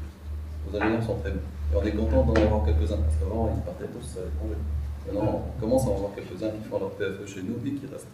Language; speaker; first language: French; non-native, local second language; Arabic